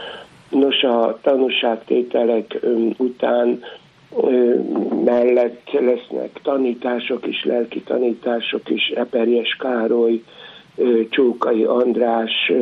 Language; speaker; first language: Hungarian; native; Hungarian